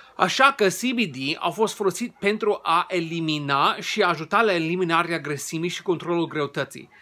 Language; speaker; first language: Romanian; non-native, fluent; English